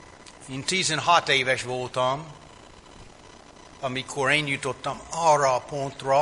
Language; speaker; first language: Hungarian; non-native, fluent; English